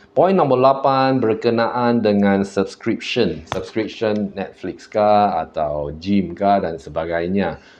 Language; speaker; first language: Malay; non-native, local second language; Chinese